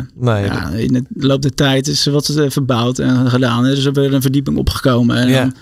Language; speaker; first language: Dutch; native; Dutch